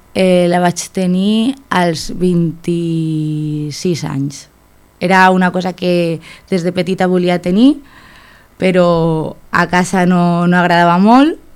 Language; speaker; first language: Catalan; non-native, local second language; Spanish